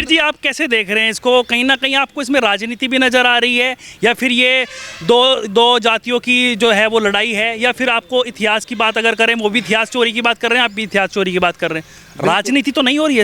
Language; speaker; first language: Hindi; native; Hindi